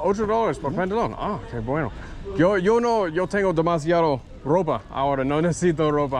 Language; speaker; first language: Spanish; non-native, learner; English